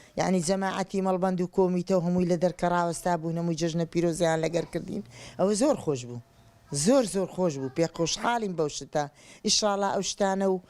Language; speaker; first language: Central Kurdish; non-native, local second language; Assyrian Neo-Aramaic